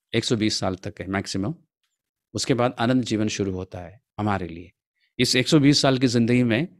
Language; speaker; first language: Hindi; non-native, local second language; Malayalam